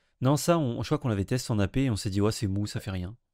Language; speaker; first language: French; native; French